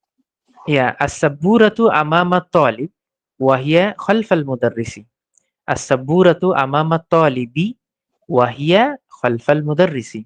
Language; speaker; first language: Arabic; non-native, fluent; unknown